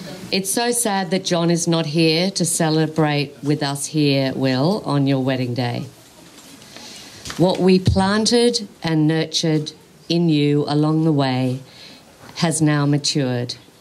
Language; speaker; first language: English; native; English